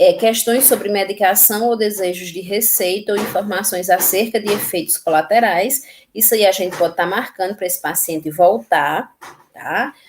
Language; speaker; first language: Portuguese; native; Portuguese